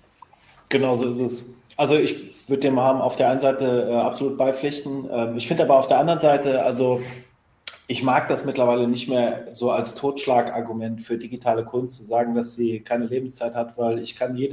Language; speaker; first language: German; native; German